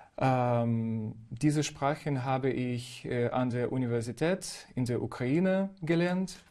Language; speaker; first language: German; non-native, fluent; Ukrainian